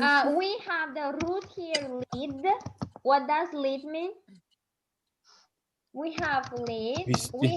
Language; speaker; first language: English; non-native, fluent; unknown